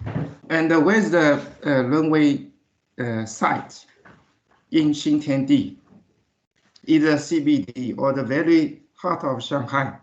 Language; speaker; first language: English; non-native, learner; Chinese